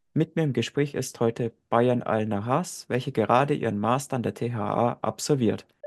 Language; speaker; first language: German; native; German